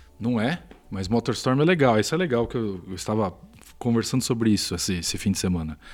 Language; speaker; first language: Portuguese; native; Portuguese